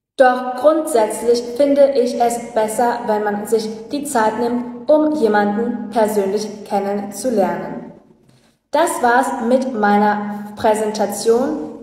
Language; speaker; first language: German; non-native, fluent; Vietnamese